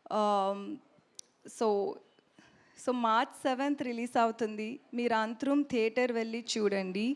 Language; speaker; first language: Telugu; non-native, local second language; Tamil